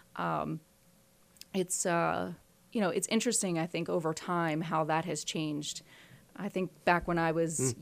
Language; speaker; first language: English; native; English